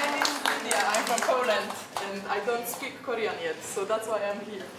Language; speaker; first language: English; non-native, fluent; Polish